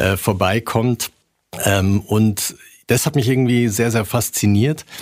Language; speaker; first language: German; native; German